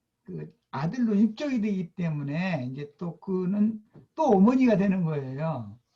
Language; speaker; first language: Korean; native; Korean